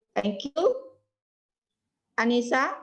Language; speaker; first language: English; non-native, learner; Indonesian